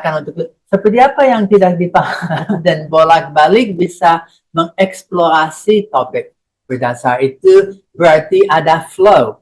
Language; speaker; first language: Indonesian; non-native, fluent; English